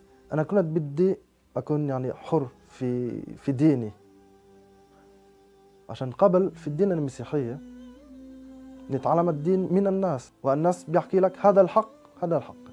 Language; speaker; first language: Arabic; non-native, fluent; French